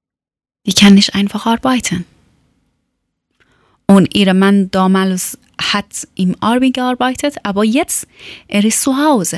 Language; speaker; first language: German; non-native, learner; Persian